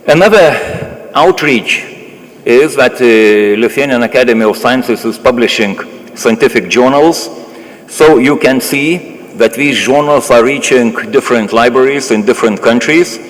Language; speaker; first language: English; non-native, fluent; Lithuanian